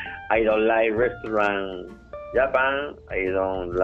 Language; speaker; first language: English; non-native, learner; Spanish